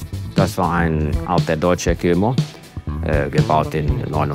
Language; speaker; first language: German; non-native, fluent; Finnish